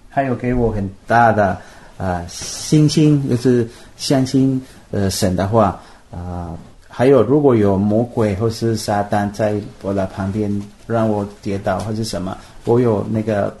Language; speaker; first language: Chinese; non-native, fluent; Spanish